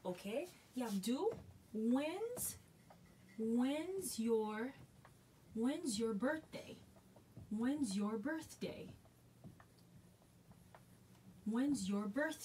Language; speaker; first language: English; non-native, learner; Haitian Creole